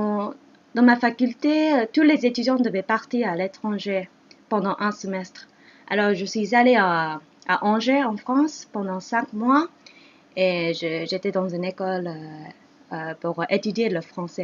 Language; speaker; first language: French; non-native, fluent; Japanese